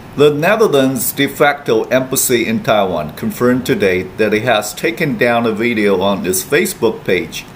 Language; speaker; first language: English; non-native, fluent; Chinese